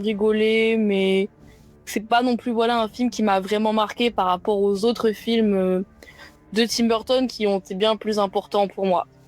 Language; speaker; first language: French; native; French